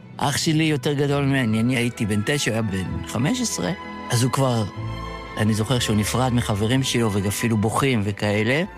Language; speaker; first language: Hebrew; early bilingual, other home language; Yiddish